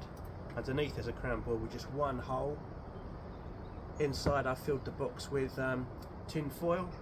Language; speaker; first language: English; native; English